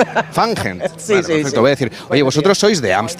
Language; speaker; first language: Spanish; native; Spanish